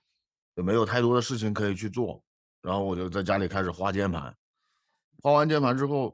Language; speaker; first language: Chinese; native; Chinese